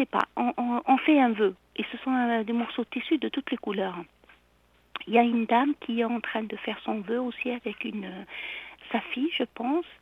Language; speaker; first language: French; non-native, local second language; Arabic